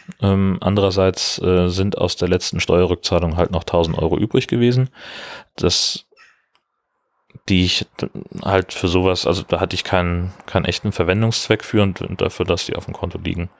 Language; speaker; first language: German; native; German